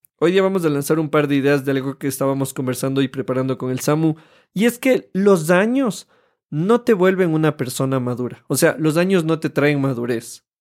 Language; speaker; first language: Spanish; native; Spanish